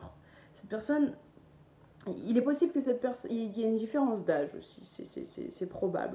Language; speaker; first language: French; native; French